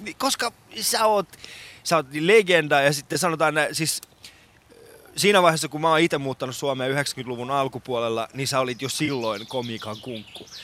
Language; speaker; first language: Finnish; native; Finnish